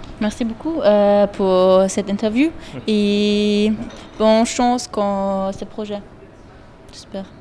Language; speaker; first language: French; non-native, learner; German